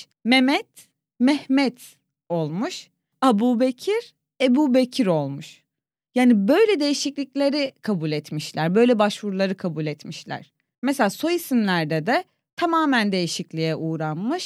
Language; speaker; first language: Turkish; native; Turkish